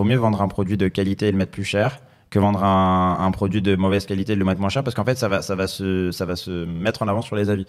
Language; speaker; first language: French; native; French